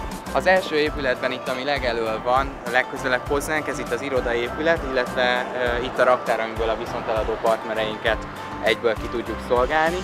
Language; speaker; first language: Hungarian; native; Hungarian